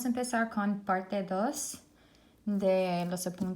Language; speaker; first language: Spanish; non-native, fluent; English